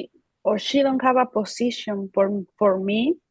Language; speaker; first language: English; non-native, learner; Spanish